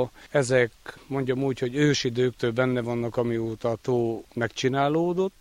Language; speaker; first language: Hungarian; native; Hungarian